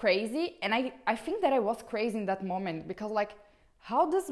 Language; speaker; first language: English; non-native, learner; Portuguese